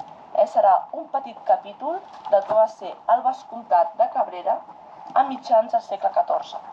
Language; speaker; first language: Catalan; native; Catalan